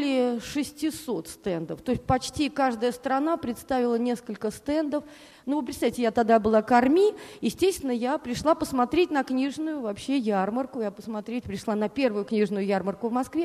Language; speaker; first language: Russian; native; Russian